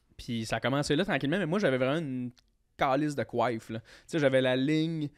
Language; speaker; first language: French; native; French